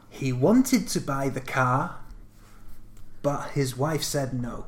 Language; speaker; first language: English; native; English